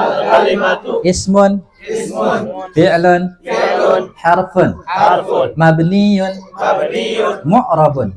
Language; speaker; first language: Arabic; non-native, learner; Indonesian